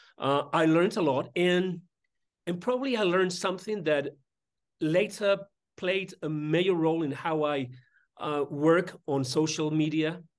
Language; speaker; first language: English; non-native, fluent; Spanish